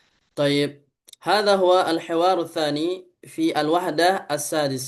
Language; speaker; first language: Arabic; non-native, fluent; Indonesian